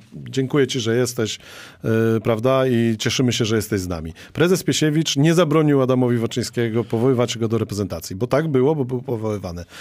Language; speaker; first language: Polish; native; Polish